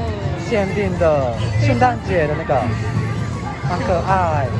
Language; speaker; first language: Chinese; non-native, fluent; Japanese